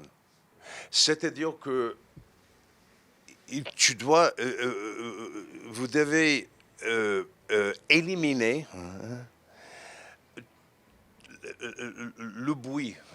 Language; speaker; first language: French; non-native, fluent; English